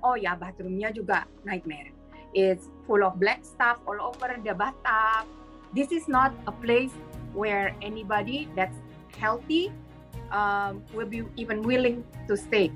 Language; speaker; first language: English; non-native, fluent; Indonesian